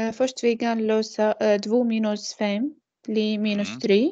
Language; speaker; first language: Swedish; non-native, learner; Arabic